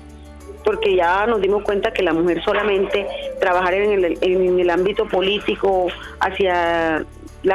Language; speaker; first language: Spanish; native; Spanish